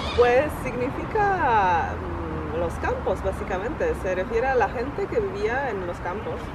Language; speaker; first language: Spanish; non-native, fluent; Polish